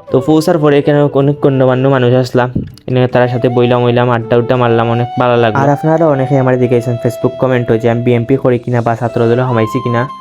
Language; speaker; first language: Bangla; native; Bangla